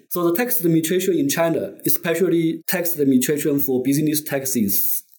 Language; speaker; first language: English; non-native, fluent; Chinese